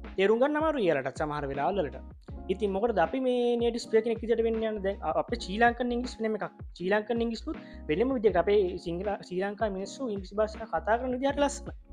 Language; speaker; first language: Sinhala; native; Sinhala